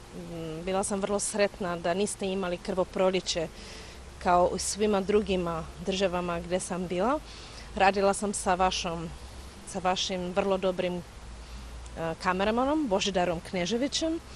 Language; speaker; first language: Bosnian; non-native, fluent; Czech